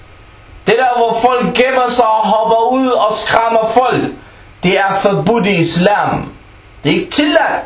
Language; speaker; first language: Danish; non-native, fluent; Arabic